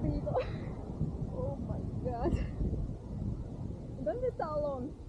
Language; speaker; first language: Spanish; non-native, learner; Russian